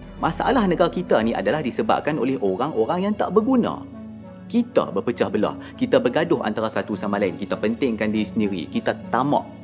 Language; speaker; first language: Malay; native; Malay